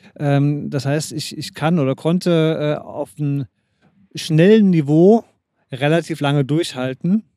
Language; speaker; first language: German; native; German